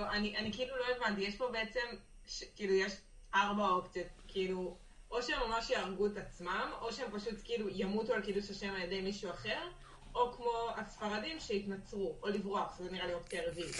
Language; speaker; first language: Hebrew; native; Hebrew